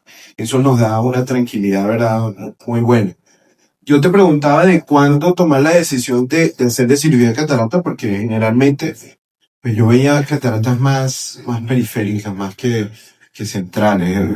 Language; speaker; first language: Spanish; native; Spanish